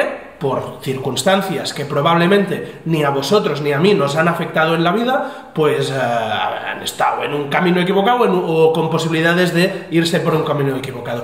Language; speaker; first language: Spanish; native; Spanish